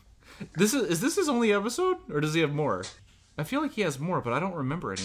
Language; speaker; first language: English; native; English